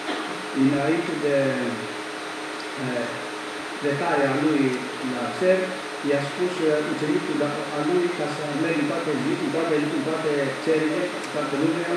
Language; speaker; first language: Romanian; non-native, learner; Greek